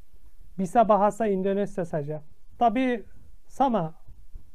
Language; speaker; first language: Indonesian; non-native, learner; Turkish